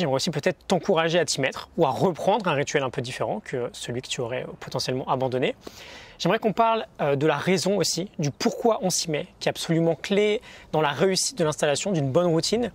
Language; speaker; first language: French; native; French